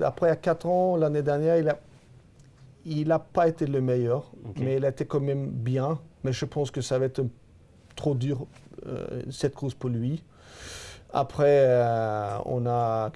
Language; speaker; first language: French; non-native, fluent; Swedish